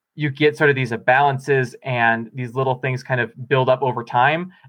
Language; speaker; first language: English; native; English